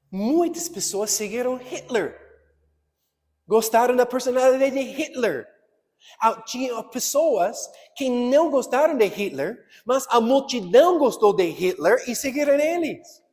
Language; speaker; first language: Portuguese; non-native, fluent; English